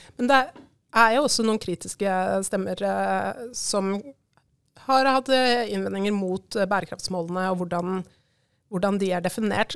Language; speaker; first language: Norwegian; native; Norwegian